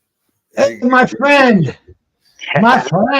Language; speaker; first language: English; native; English